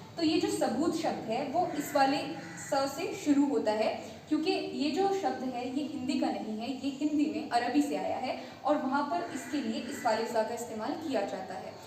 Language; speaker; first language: Hindi; native; Hindi